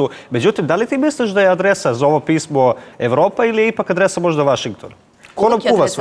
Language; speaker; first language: Serbian; native; Serbian